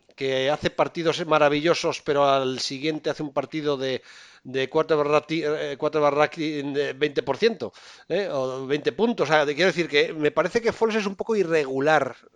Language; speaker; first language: Spanish; native; Spanish